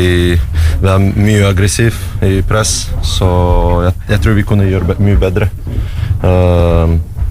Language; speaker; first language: Norwegian; non-native, learner; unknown